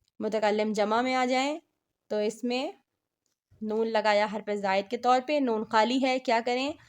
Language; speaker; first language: Urdu; native; Urdu